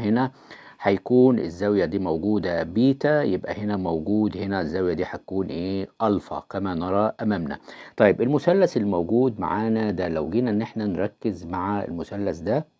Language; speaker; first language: Arabic; native; Arabic